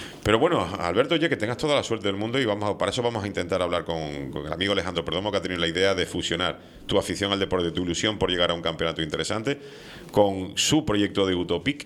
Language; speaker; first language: Spanish; native; Spanish